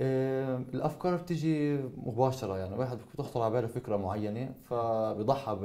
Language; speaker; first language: Arabic; native; Arabic